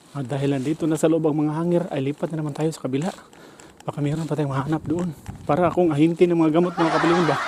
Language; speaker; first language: Filipino; non-native, local second language; Cebuano